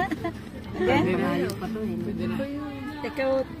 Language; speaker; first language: English; non-native, local second language; Filipino